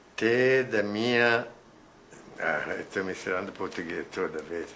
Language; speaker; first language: Portuguese; non-native, fluent; Sinhala